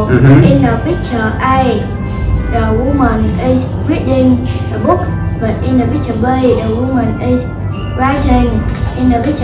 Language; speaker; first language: English; non-native, learner; Vietnamese